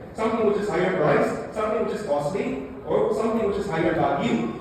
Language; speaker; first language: English; non-native, local second language; Filipino